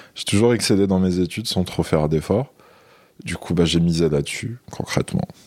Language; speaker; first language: French; non-native, local second language; Arabic